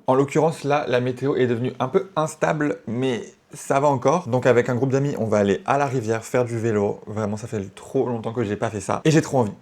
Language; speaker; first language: French; native; French